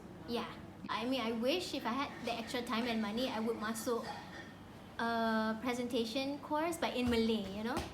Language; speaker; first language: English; non-native, local second language; Malay